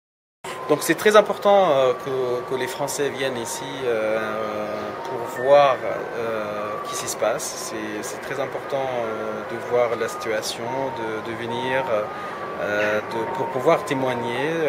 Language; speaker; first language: French; non-native, fluent; Arabic